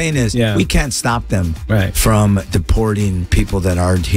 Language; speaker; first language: Spanish; non-native, fluent; English